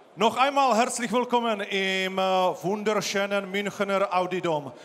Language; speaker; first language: German; non-native, learner; Czech